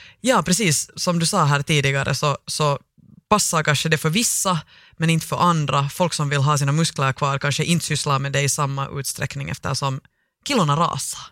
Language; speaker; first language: Swedish; native; Swedish